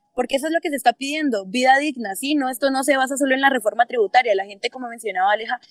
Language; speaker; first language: Spanish; native; Spanish